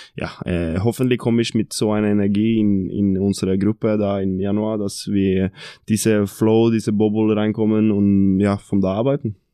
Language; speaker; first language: German; non-native, fluent; Norwegian